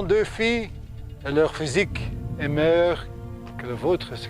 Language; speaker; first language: French; non-native, local second language; Dutch